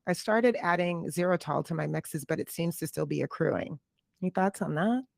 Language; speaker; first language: English; native; English